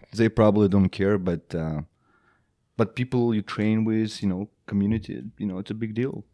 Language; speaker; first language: English; non-native, fluent; Belarusian